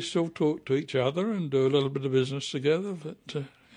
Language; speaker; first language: English; native; English